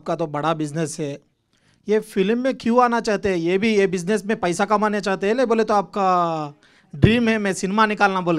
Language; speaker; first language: Hindi; non-native, local second language; Telugu